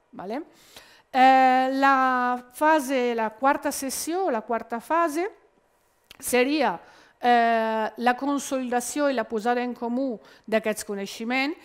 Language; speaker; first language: Catalan; non-native, fluent; Italian